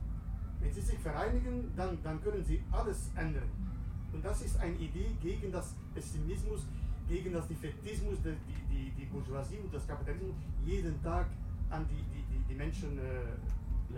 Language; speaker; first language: German; non-native, learner; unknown